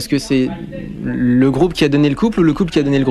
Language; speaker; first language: French; native; French